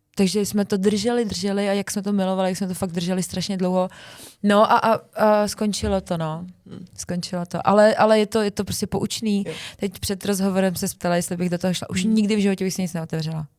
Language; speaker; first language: Czech; early bilingual, other home language; Arabic